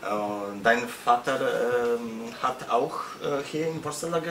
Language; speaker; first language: German; non-native, learner; Polish